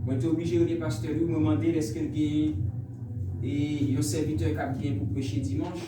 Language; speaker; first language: French; non-native, local second language; Haitian Creole